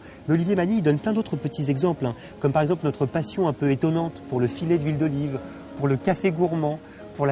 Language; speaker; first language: French; native; French